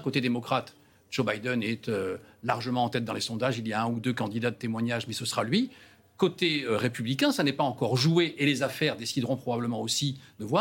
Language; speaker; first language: French; native; French